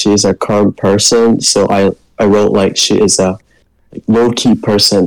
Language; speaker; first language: English; non-native, learner; Japanese